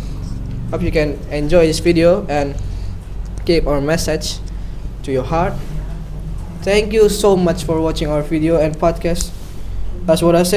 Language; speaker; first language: English; non-native, learner; Indonesian